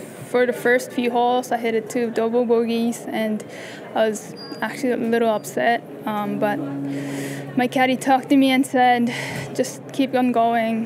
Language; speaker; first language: English; non-native, local second language; Japanese